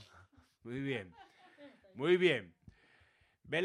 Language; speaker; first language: Spanish; native; Spanish